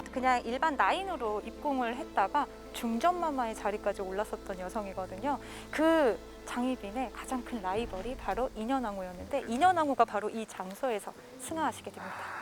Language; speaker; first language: Korean; native; Korean